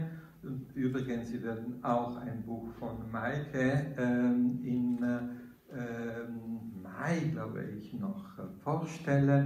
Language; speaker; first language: German; non-native, fluent; Italian